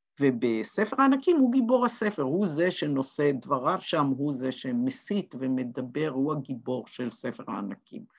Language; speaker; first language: Hebrew; native; Hebrew